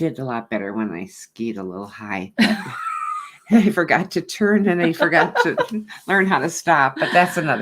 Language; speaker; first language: English; native; English